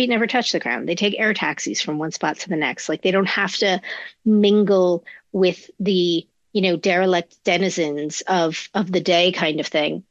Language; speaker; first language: English; native; English